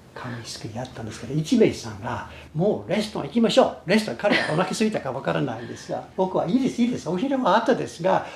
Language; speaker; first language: Japanese; non-native, fluent; English